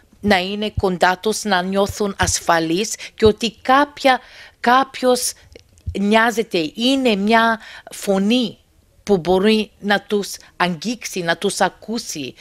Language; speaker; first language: Greek; early bilingual, heritage; Greek